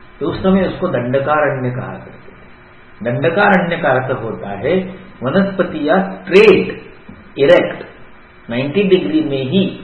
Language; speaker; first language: Hindi; non-native, local second language; Marathi